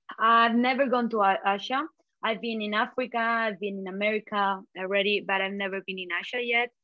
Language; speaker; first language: English; non-native, fluent; Spanish